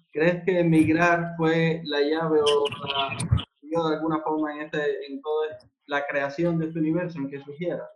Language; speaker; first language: Spanish; native; Spanish